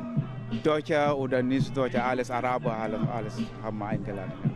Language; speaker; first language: German; non-native, learner; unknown